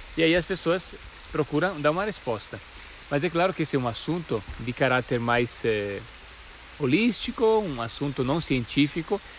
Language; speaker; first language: Portuguese; non-native, fluent; Italian